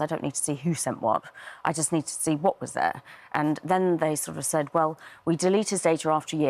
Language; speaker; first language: English; native; English